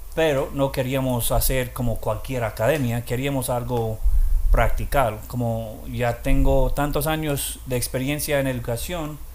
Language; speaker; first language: Spanish; non-native, fluent; English